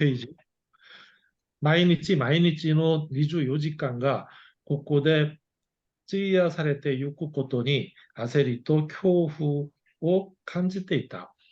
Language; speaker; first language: Japanese; non-native, learner; Korean